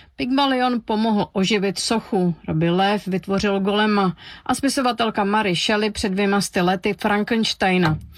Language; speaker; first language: Czech; native; Czech